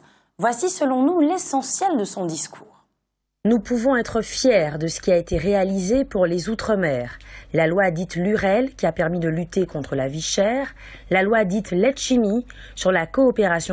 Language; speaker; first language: French; native; French